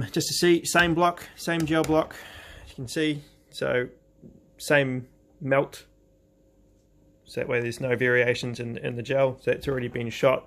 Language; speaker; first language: English; native; English